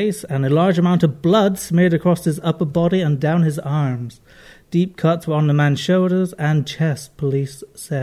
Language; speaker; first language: English; native; English